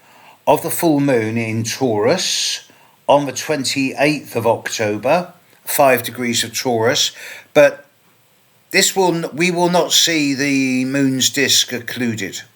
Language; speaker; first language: English; native; English